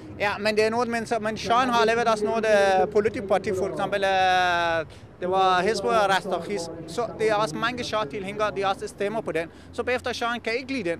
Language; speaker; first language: Danish; non-native, fluent; Persian